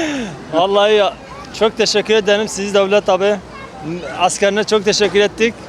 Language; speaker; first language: Turkish; non-native, fluent; Arabic